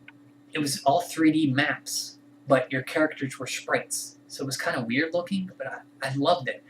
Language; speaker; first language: English; native; English